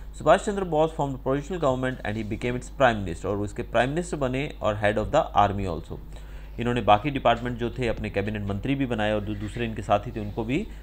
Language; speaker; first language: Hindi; non-native, local second language; Gujarati